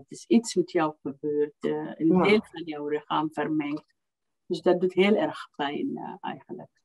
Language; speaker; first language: Dutch; non-native, fluent; Arabic